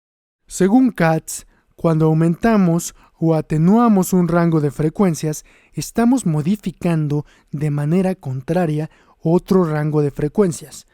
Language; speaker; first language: Spanish; native; Spanish